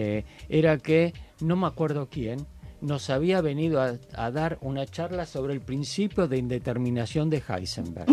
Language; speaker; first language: Spanish; native; Spanish